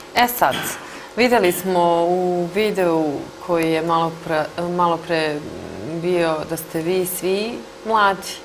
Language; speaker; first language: Serbian; native; Serbian